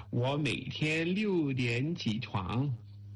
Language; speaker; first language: Chinese; non-native, learner; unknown